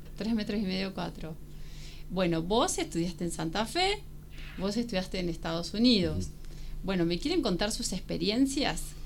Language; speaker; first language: Spanish; native; Spanish